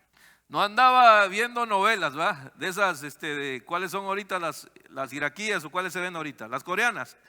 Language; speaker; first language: Spanish; native; Spanish